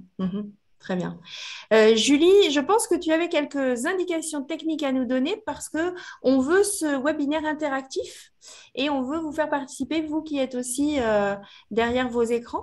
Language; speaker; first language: French; native; French